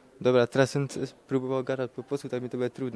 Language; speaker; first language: Polish; non-native, learner; Czech